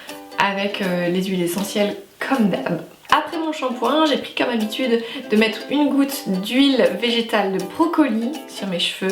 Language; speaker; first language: French; native; French